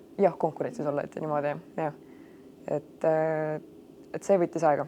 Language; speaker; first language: Estonian; non-native, local second language; Russian